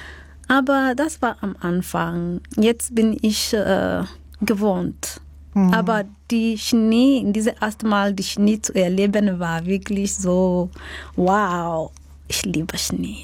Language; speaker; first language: German; non-native, fluent; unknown